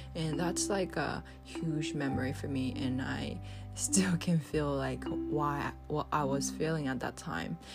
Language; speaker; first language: English; non-native, fluent; Japanese